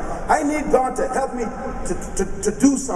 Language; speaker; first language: English; native; English